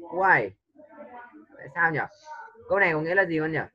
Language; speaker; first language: Vietnamese; native; Vietnamese